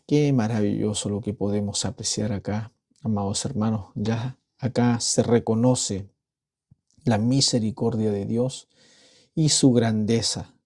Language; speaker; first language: Spanish; native; Spanish